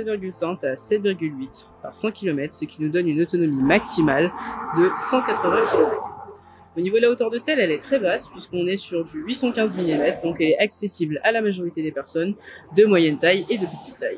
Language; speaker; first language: French; native; French